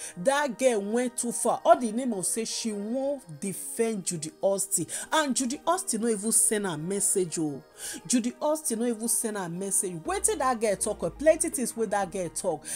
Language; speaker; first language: Nigerian Pidgin; native; Nigerian Pidgin